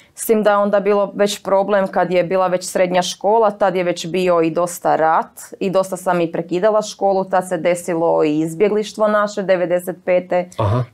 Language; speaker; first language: Croatian; native; Croatian